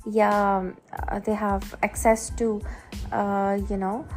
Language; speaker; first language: Hindi; native; Hindi